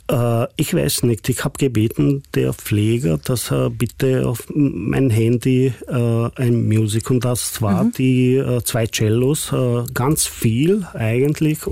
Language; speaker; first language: German; non-native, fluent; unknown